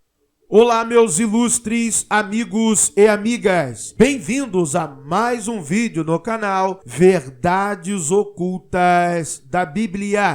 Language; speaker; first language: Portuguese; native; Portuguese